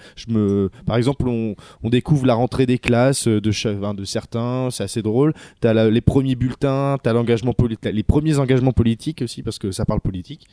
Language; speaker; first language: French; native; French